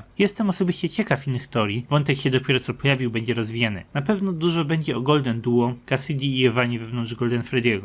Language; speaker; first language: Polish; native; Polish